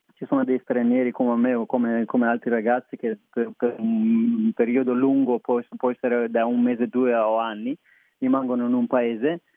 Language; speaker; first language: Italian; non-native, fluent; Persian